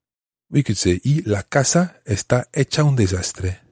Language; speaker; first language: Spanish; non-native, fluent; English